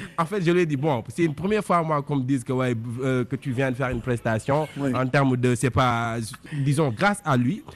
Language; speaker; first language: French; non-native, local second language; Wolof